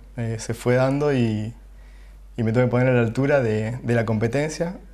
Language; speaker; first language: Spanish; native; Spanish